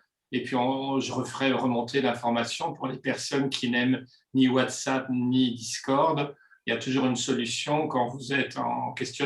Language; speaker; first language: French; native; French